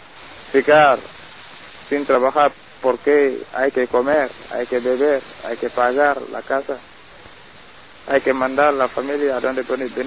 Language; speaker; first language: Spanish; non-native, learner; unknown